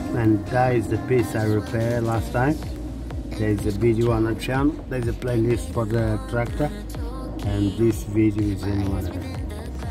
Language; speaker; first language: English; non-native, fluent; Portuguese